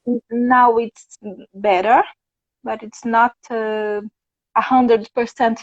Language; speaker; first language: English; non-native, fluent; Portuguese